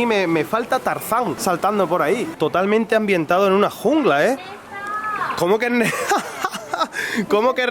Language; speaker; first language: Spanish; native; Spanish